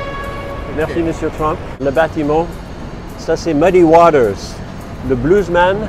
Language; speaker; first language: French; non-native, fluent; English